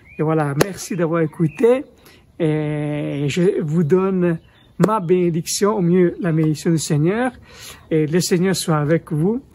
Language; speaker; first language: French; non-native, fluent; Italian